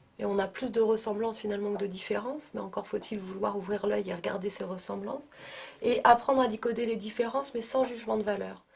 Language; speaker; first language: French; native; French